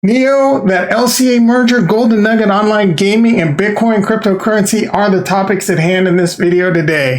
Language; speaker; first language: English; native; English